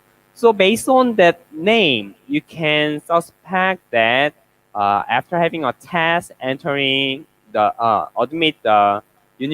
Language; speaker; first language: English; non-native, learner; Korean